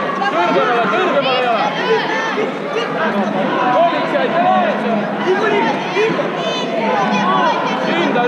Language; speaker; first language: Estonian; non-native, local second language; Russian